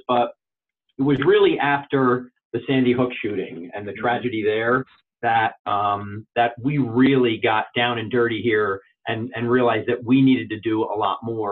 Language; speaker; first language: English; native; English